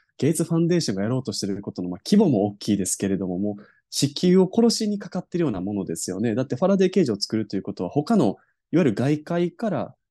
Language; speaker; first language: Japanese; native; Japanese